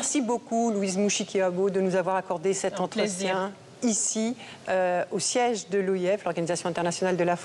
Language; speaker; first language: French; native; French